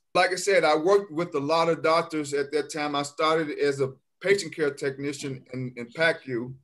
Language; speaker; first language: English; native; English